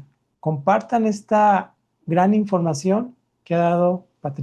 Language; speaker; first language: Spanish; native; Spanish